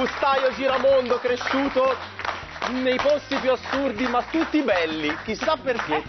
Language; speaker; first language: Italian; native; Italian